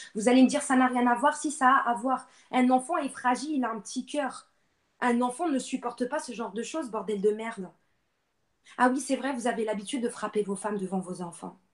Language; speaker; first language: French; non-native, local second language; Arabic